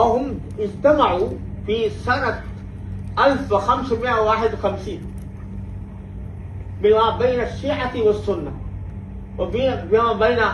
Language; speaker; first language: Arabic; non-native, fluent; Urdu